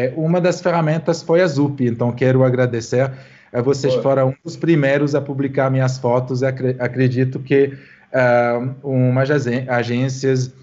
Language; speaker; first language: Portuguese; non-native, fluent; French